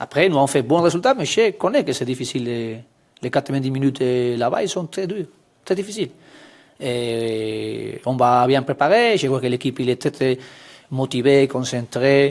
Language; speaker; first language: French; non-native, fluent; Spanish